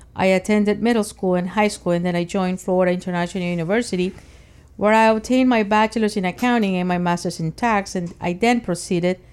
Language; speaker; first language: English; early bilingual, other home language; Spanish